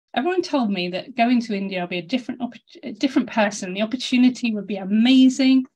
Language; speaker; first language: English; native; English